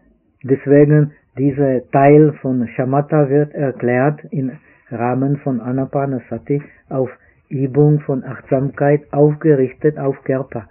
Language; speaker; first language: German; non-native, fluent; Czech